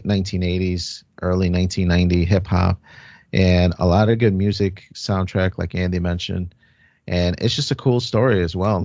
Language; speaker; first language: English; native; English